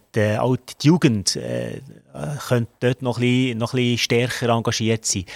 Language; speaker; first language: German; native; German